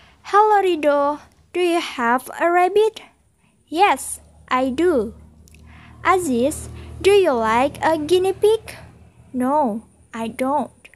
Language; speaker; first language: English; non-native, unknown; Indonesian